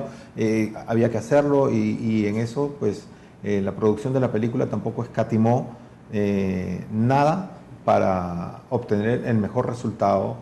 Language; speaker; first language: Spanish; native; Spanish